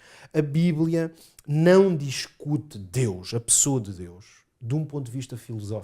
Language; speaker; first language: Portuguese; native; Portuguese